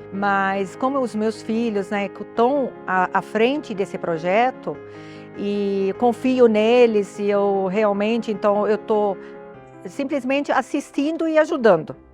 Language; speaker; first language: Portuguese; non-native, fluent; Arabic